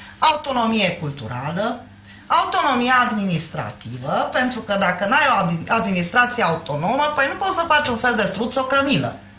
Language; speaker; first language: Romanian; non-native, local second language; Hungarian